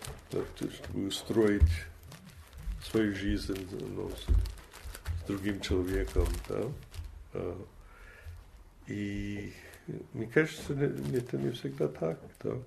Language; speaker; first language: Russian; non-native, fluent; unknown